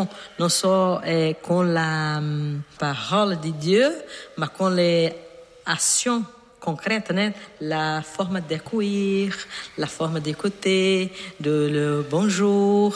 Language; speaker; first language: French; non-native, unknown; Portuguese